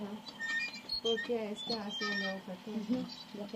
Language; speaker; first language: Spanish; non-native, learner; English